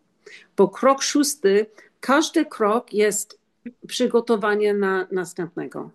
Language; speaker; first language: Polish; non-native, learner; English